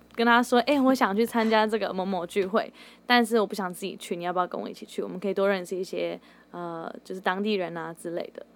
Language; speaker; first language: Chinese; early bilingual, heritage; Chinese